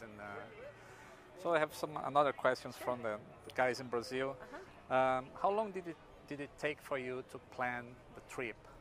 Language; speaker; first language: English; non-native, fluent; Portuguese